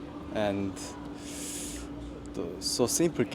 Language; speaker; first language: English; non-native, learner; Korean